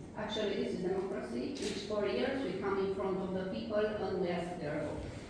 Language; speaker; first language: English; non-native, fluent; Romanian